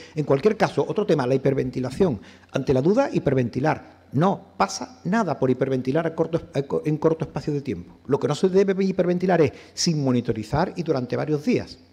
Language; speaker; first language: Spanish; native; Spanish